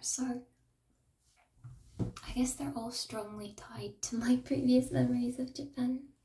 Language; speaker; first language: English; native; English